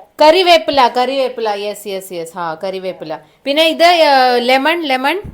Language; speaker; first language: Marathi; native; Marathi